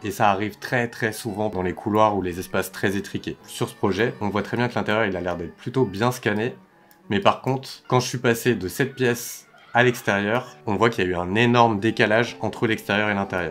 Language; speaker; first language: French; native; French